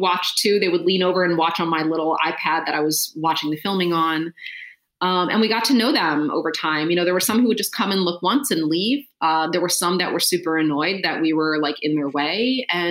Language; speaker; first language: English; native; English